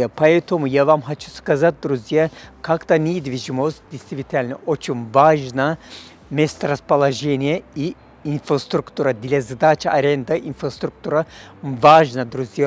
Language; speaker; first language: Russian; non-native, learner; Turkish